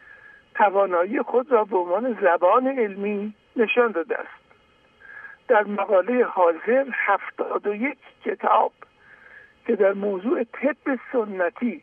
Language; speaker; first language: Persian; native; Persian